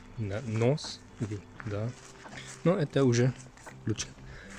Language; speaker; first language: Russian; non-native, learner; Finnish